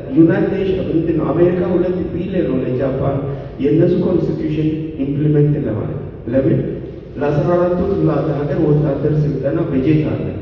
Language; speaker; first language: Amharic; non-native, local second language; Sidamo